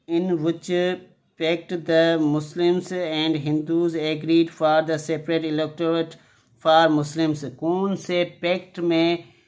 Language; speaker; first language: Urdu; non-native, local second language; Sindhi